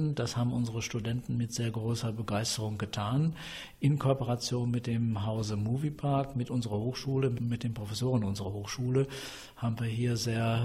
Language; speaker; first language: German; native; German